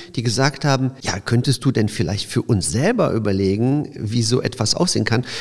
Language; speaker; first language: German; early bilingual, other home language; Polish